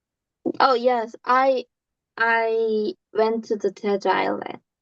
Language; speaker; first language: English; non-native, learner; Korean